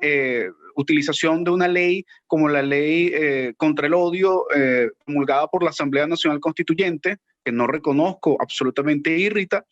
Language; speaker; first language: Spanish; native; Spanish